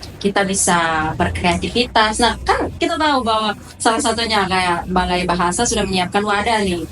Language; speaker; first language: Indonesian; native; Indonesian